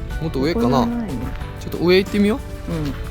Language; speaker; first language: Japanese; non-native, fluent; Korean